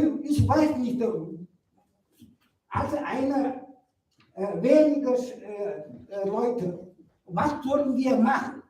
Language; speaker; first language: German; non-native, learner; Mongolian